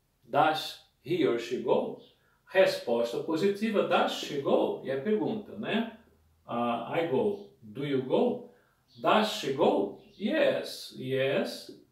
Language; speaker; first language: English; non-native, fluent; Portuguese